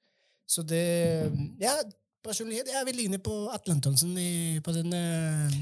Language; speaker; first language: Norwegian; non-native, fluent; Spanish